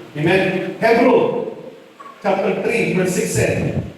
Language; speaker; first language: English; non-native, local second language; Filipino